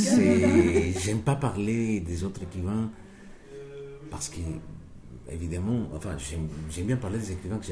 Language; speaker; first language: French; non-native, fluent; Spanish